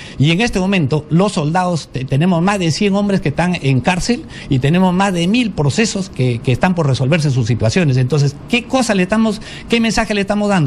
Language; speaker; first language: Spanish; native; Spanish